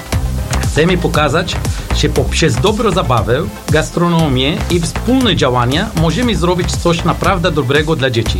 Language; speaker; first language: Polish; non-native, learner; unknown